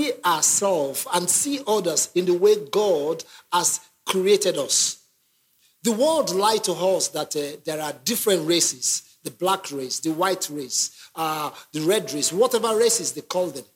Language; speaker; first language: English; non-native, local second language; Yoruba